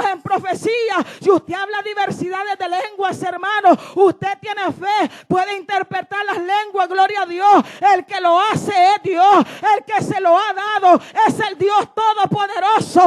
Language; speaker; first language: Spanish; native; Spanish